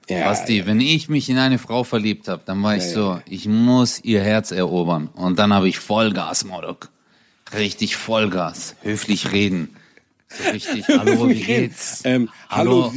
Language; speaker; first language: German; early bilingual, other home language; Turkish